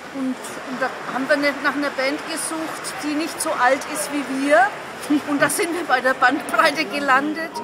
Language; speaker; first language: German; native; German